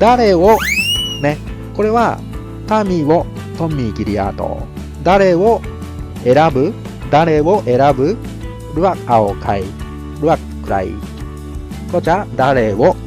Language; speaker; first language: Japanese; non-native, fluent; Thai